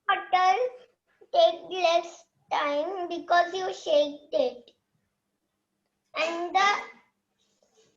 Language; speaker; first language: English; non-native, learner; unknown